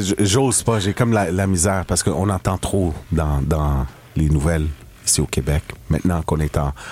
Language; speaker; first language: French; early bilingual, other home language; Spanish